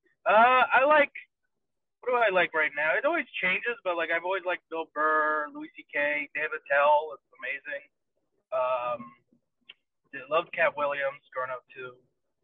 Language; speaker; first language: English; native; English